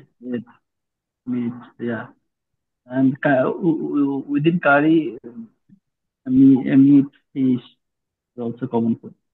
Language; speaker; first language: English; non-native, learner; Bangla